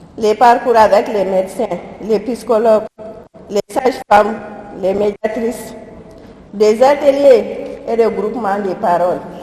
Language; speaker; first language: French; non-native, local second language; Soninke